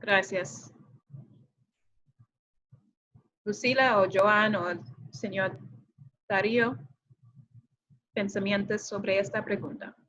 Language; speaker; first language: Spanish; non-native, fluent; English